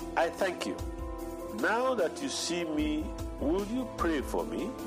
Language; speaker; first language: English; non-native, fluent; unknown